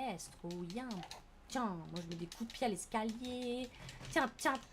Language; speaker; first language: French; native; French